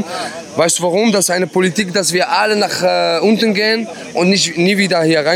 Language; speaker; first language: German; non-native, fluent; Arabic